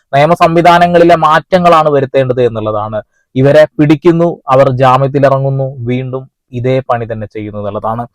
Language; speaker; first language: Malayalam; native; Malayalam